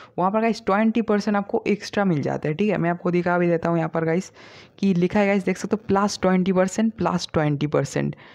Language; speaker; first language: Hindi; non-native, local second language; Bangla